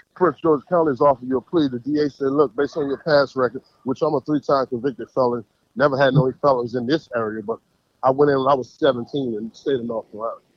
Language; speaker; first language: English; native; English